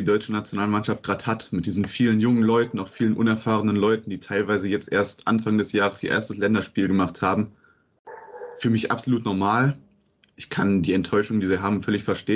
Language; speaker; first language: German; native; German